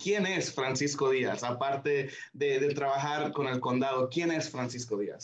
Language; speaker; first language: Spanish; early bilingual, heritage; Spanish